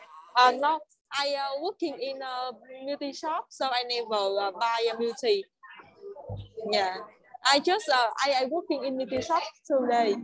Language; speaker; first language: English; non-native, learner; Vietnamese